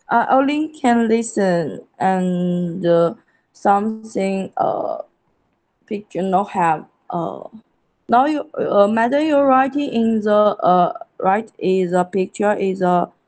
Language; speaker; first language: English; non-native, learner; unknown